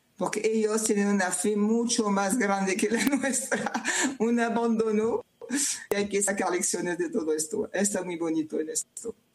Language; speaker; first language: Spanish; non-native, fluent; French